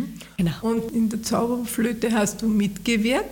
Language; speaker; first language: German; native; German